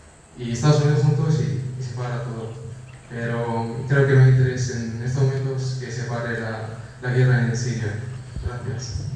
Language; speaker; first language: Spanish; non-native, fluent; Kurdish